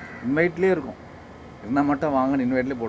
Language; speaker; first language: Tamil; native; Tamil